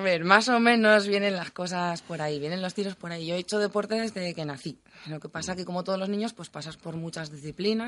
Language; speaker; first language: Spanish; native; Spanish